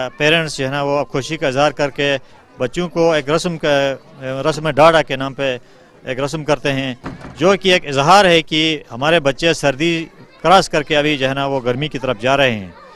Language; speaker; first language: Urdu; non-native, local second language; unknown